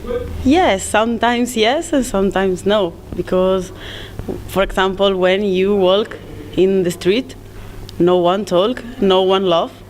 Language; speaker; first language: English; non-native, learner; Italian